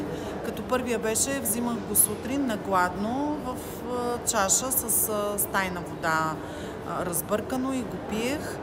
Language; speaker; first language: Bulgarian; native; Bulgarian